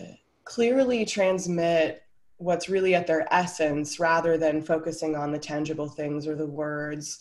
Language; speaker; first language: English; native; English